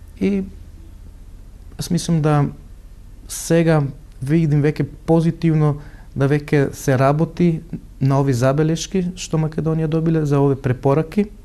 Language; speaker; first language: Macedonian; non-native, fluent; Slovenian